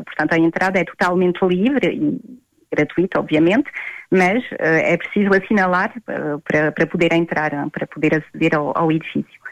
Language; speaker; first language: Portuguese; native; Portuguese